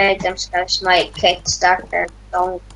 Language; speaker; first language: English; non-native, learner; Estonian